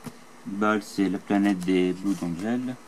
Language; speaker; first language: French; native; French